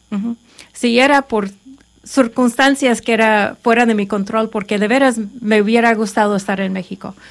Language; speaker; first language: Spanish; native; Spanish